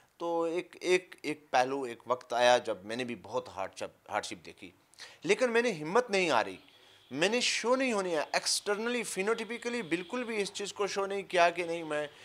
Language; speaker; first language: Urdu; non-native, local second language; Punjabi